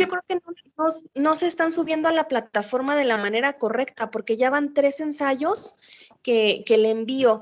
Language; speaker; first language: Spanish; native; Spanish